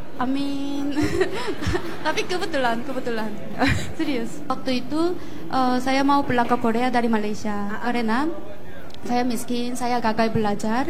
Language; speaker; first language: Indonesian; non-native, fluent; Korean